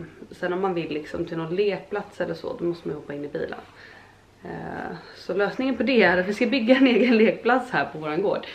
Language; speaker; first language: Swedish; native; Swedish